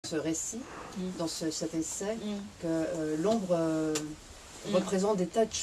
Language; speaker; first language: French; native; French